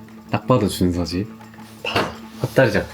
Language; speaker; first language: Korean; native; Korean